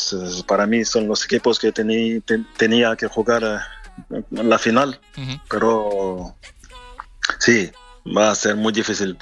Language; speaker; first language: Spanish; non-native, learner; French